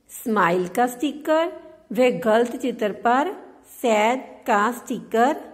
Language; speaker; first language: Hindi; non-native, local second language; Punjabi